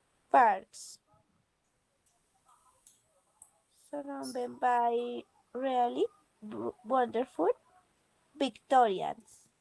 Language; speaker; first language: English; non-native, learner; Spanish